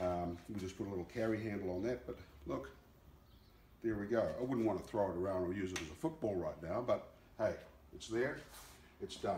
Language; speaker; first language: English; native; English